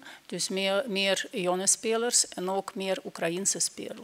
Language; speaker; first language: Dutch; non-native, fluent; Ukrainian